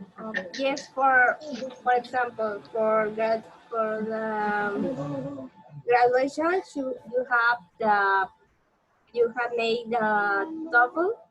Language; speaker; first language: English; non-native, learner; Spanish